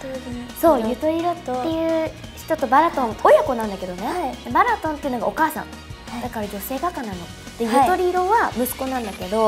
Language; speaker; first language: Japanese; native; Japanese